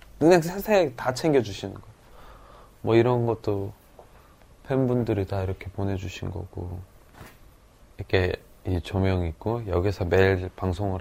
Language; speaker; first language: Korean; native; Korean